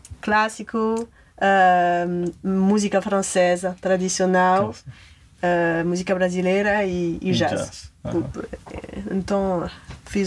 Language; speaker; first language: Portuguese; non-native, learner; French